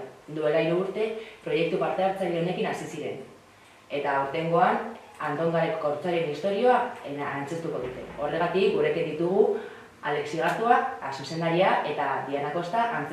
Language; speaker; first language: Basque; native; Basque